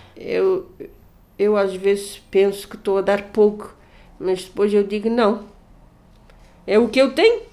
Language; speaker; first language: Portuguese; non-native, local second language; Kabuverdianu